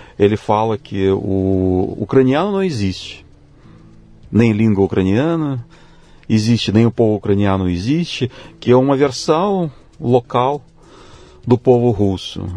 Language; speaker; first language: Portuguese; non-native, fluent; Russian